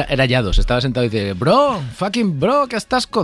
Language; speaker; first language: Spanish; native; Spanish